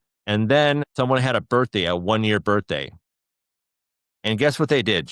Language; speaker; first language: English; native; English